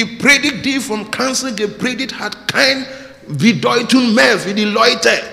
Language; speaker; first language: German; non-native, learner; English